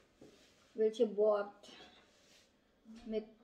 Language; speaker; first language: German; non-native, learner; Filipino